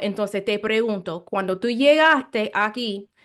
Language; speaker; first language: Spanish; non-native, learner; English